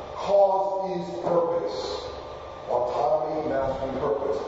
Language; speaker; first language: English; non-native, fluent; Spanish